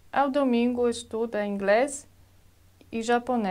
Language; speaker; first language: Portuguese; non-native, fluent; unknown